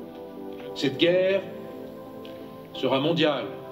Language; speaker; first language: French; native; French